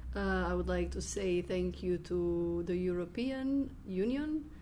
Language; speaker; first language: English; non-native, fluent; Croatian